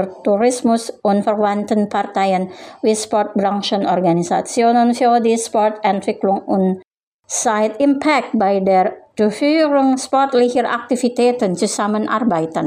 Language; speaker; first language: German; non-native, fluent; Indonesian